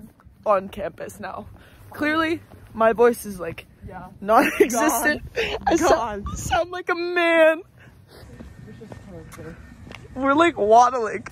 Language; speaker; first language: English; native; English